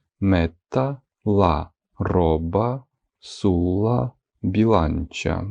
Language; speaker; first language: Italian; non-native, fluent; Ukrainian